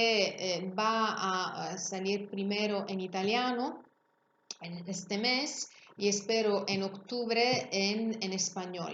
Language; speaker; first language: Spanish; non-native, fluent; Italian